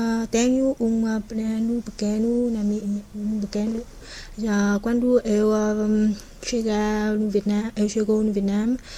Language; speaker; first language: Portuguese; non-native, learner; Vietnamese